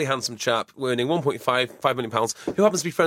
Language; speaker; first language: English; native; English